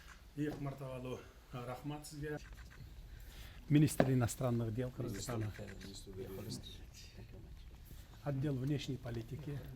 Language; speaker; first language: Russian; non-native, local second language; Kyrgyz